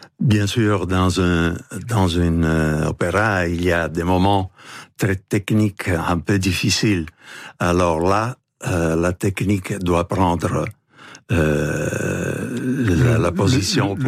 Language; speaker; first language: French; non-native, fluent; Italian